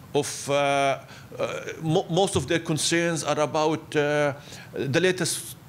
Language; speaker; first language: English; non-native, fluent; Arabic